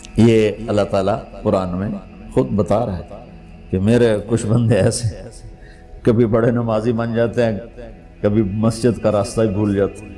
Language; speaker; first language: Urdu; non-native, local second language; Punjabi